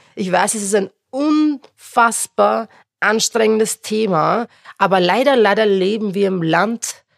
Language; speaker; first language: German; non-native, local second language; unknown